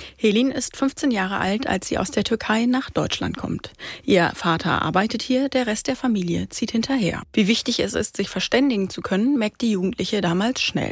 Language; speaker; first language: German; native; German